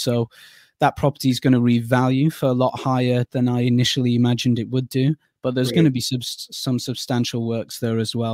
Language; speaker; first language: English; native; English